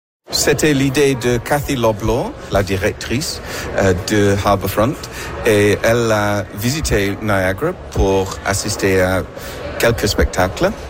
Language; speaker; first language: French; non-native, fluent; English